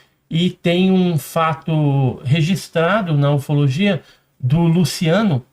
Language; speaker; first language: Portuguese; native; Portuguese